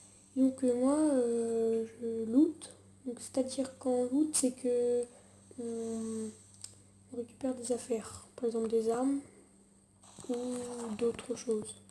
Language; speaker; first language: French; native; French